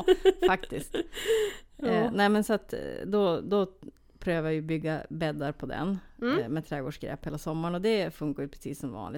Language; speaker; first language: Swedish; native; Swedish